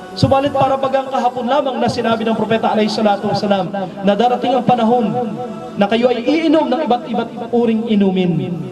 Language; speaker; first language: Filipino; non-native, local second language; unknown